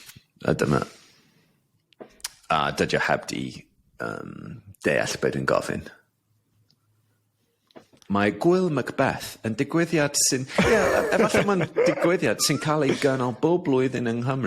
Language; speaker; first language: Welsh; non-native, local second language; English